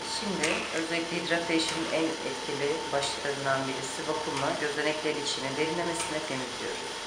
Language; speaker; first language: Turkish; native; Turkish